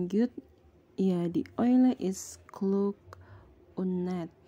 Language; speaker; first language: German; non-native, learner; Indonesian